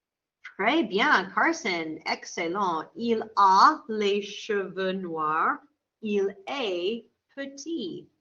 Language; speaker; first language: French; non-native, fluent; English